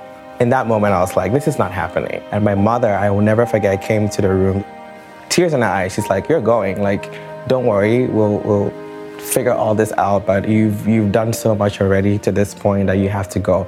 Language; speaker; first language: English; non-native, local second language; Akan